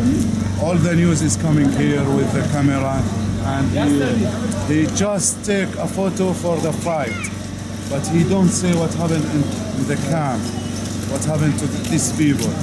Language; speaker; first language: English; non-native, learner; Arabic